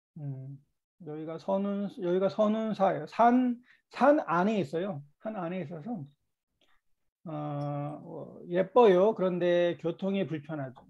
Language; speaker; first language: Korean; native; Korean